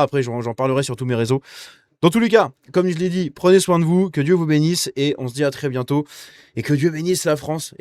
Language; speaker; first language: French; native; French